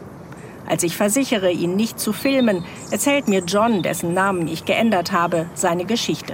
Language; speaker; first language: German; native; German